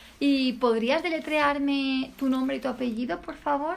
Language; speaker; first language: Spanish; native; Spanish